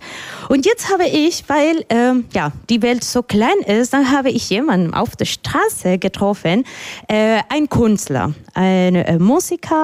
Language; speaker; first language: German; non-native, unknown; Spanish